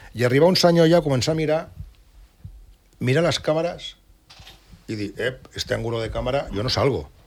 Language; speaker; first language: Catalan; non-native, local second language; Spanish